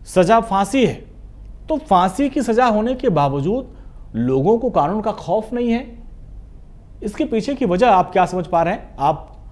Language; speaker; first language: Hindi; native; Hindi